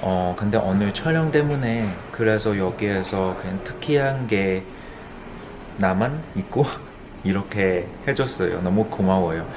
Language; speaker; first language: Korean; non-native, fluent; Cantonese